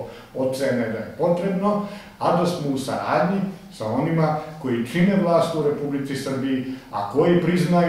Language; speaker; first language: Serbian; native; Serbian